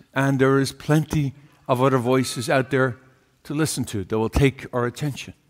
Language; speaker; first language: English; native; English